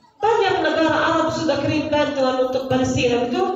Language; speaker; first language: Indonesian; non-native, learner; Arabic